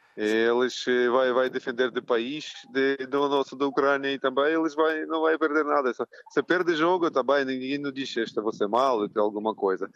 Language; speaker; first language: Portuguese; non-native, learner; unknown